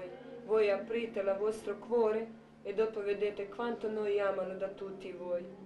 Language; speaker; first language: Italian; non-native, learner; Croatian